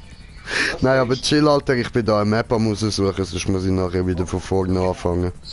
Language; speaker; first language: German; native; German